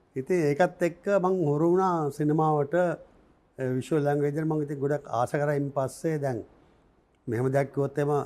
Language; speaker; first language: Sinhala; native; Sinhala